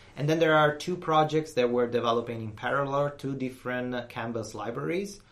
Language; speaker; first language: English; non-native, fluent; Italian